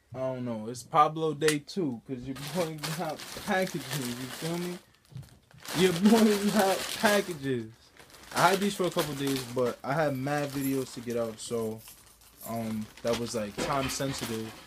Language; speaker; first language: English; native; English